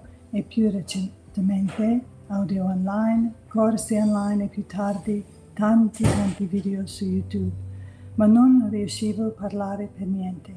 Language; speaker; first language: Italian; non-native, fluent; English